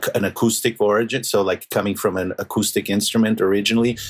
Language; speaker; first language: English; non-native, fluent; Portuguese